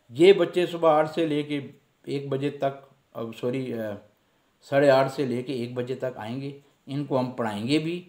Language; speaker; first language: Urdu; non-native, local second language; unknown